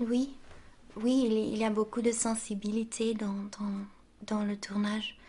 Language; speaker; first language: French; non-native, local second language; Dutch